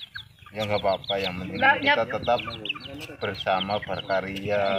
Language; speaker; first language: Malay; non-native, local second language; Javanese